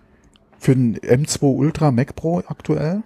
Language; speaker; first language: German; native; German